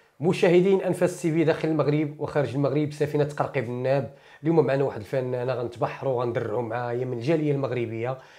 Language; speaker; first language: Arabic; native; Arabic